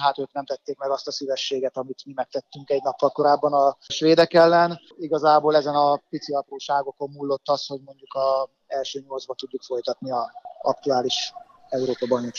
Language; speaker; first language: Hungarian; native; Hungarian